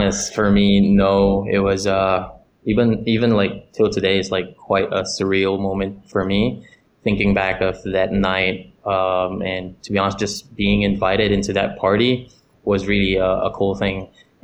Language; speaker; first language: English; non-native, local second language; Filipino